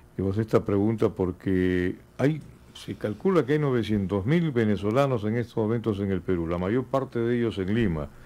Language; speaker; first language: Spanish; native; Spanish